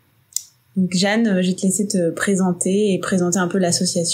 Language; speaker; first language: French; native; French